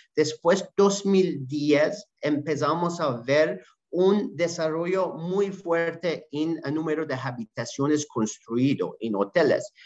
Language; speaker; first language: Spanish; non-native, learner; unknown